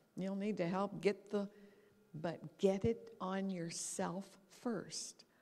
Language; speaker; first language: English; native; English